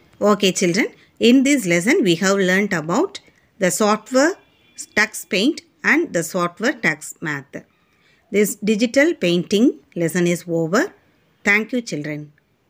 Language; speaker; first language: English; non-native, local second language; Tamil